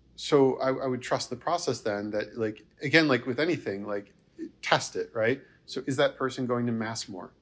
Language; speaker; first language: English; native; English